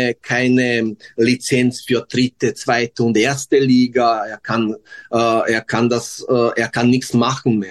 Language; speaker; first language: German; non-native, fluent; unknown